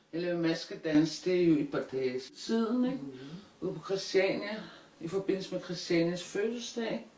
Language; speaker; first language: Danish; non-native, local second language; Kalaallisut